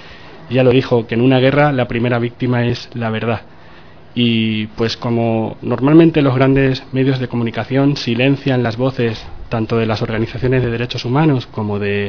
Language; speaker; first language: Spanish; native; Spanish